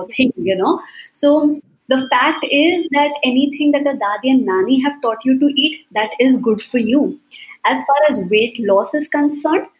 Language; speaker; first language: Hindi; native; Hindi